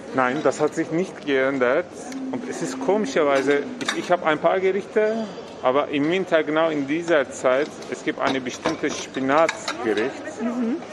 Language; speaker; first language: German; non-native, fluent; Turkish